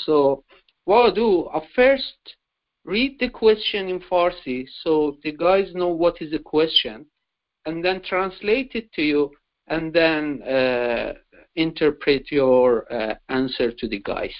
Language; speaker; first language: English; non-native, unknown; Persian